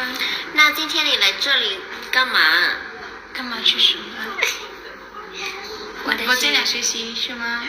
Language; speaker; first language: Chinese; non-native, learner; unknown